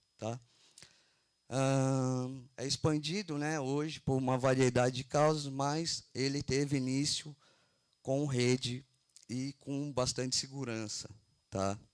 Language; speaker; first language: Portuguese; native; Portuguese